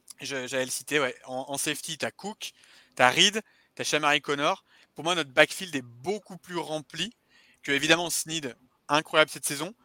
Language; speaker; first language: French; native; French